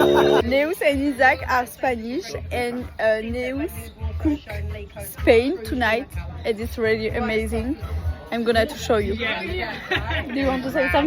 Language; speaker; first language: English; non-native, learner; French